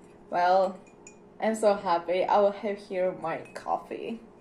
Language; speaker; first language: English; non-native, learner; Ukrainian